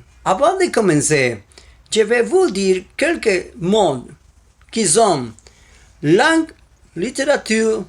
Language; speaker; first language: French; non-native, learner; Spanish